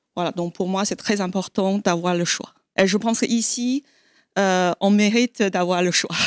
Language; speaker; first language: French; non-native, fluent; Chinese